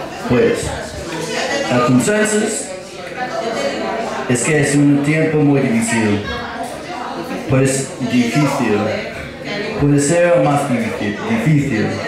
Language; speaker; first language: Spanish; non-native, learner; English